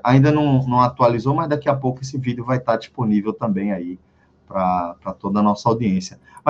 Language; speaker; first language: Portuguese; native; Portuguese